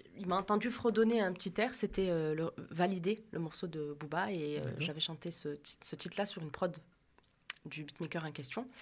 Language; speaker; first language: French; native; French